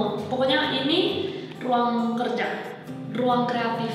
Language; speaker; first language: Indonesian; non-native, fluent; Spanish